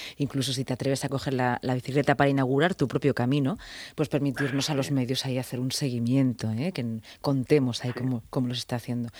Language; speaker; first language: Spanish; native; Spanish